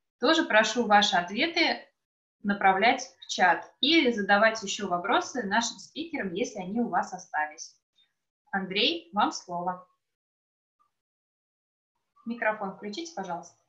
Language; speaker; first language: Russian; native; Russian